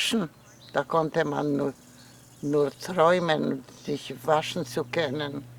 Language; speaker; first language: German; non-native, fluent; Polish